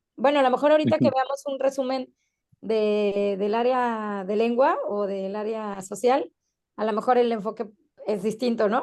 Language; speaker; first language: Spanish; native; Spanish